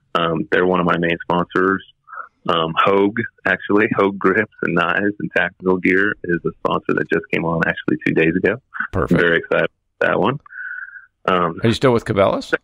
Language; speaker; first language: English; native; English